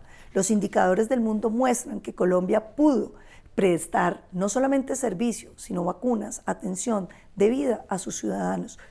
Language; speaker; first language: Spanish; native; Spanish